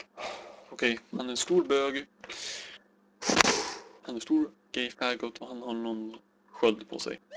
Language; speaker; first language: Swedish; native; Swedish